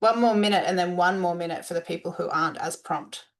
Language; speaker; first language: English; native; English